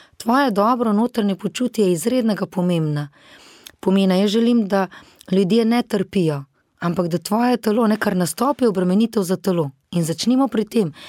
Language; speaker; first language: Slovenian; native; Slovenian